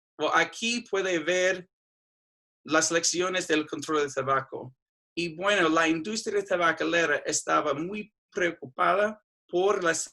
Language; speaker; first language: Spanish; non-native, fluent; English